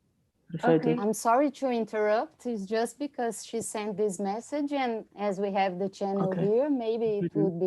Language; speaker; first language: English; non-native, fluent; Portuguese